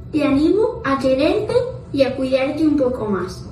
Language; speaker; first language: Spanish; native; Spanish